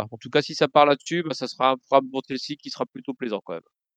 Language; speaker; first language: French; native; French